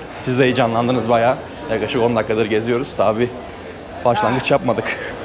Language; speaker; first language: Turkish; native; Turkish